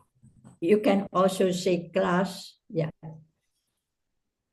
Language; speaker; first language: English; non-native, fluent; Indonesian